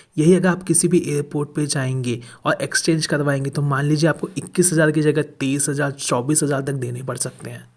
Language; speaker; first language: Hindi; native; Hindi